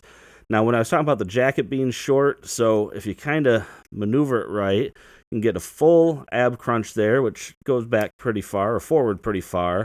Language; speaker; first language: English; native; English